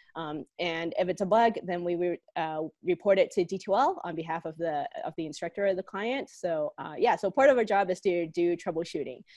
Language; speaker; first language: English; non-native, local second language; Cantonese